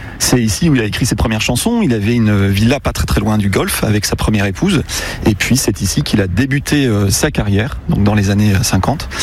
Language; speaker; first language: French; native; French